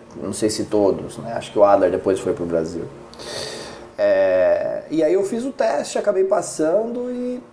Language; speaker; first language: Portuguese; non-native, fluent; English